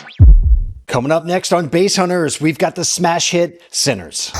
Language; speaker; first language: English; native; English